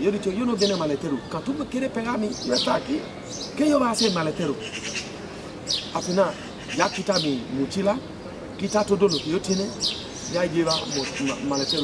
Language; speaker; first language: Spanish; non-native, learner; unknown